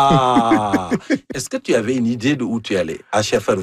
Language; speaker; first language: French; native; French